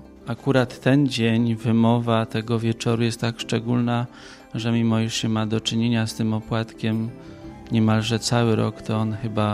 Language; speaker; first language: Polish; native; Polish